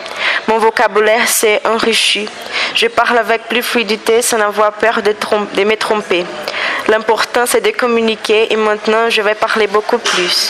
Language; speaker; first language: French; non-native, learner; Portuguese